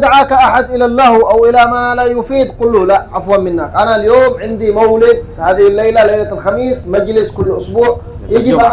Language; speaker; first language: Arabic; native; Arabic